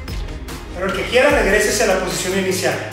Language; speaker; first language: Spanish; native; Spanish